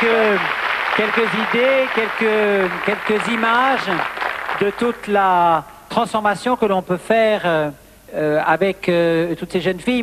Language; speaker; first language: French; native; French